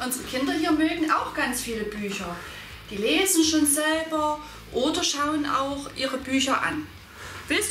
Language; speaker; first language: German; native; German